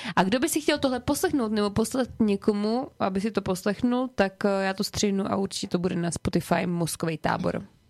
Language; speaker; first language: Czech; native; Czech